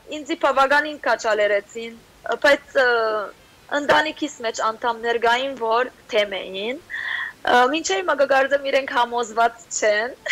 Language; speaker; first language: Armenian; early bilingual, heritage; Armenian